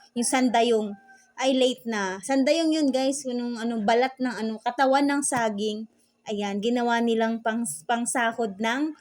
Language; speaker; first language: Filipino; non-native, local second language; Cebuano